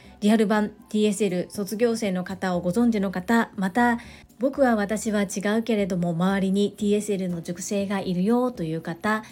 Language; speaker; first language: Japanese; native; Japanese